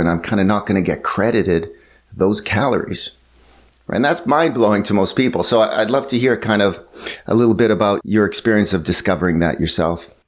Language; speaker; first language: English; native; English